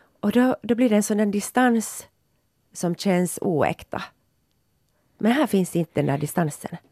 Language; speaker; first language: Swedish; native; Swedish